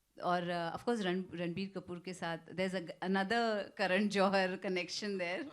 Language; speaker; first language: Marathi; native; Marathi